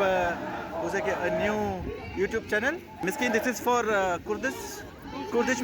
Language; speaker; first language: Dutch; non-native, learner; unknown